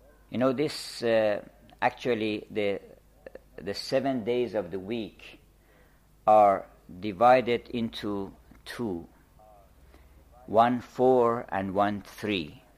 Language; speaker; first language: English; non-native, fluent; Persian